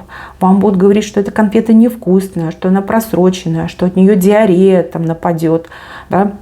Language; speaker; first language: Russian; native; Russian